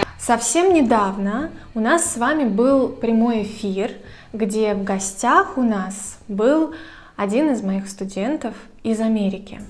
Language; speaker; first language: Russian; native; Russian